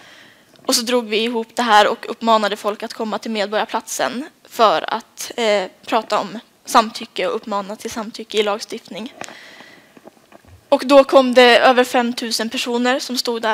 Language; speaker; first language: Swedish; native; Swedish